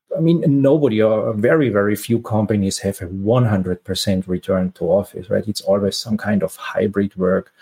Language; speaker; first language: English; non-native, fluent; German